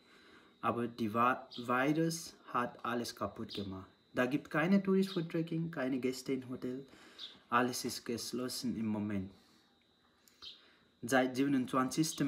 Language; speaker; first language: German; non-native, learner; Nepali